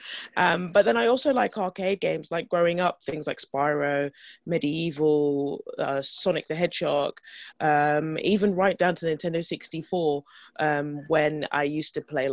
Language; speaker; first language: English; native; English